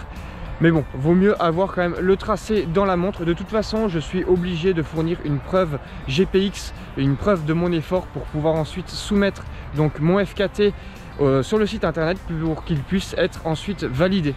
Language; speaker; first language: French; native; French